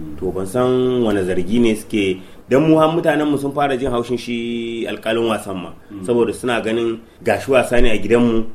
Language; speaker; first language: Hausa; non-native, local second language; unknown